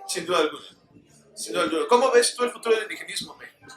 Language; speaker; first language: Spanish; native; Spanish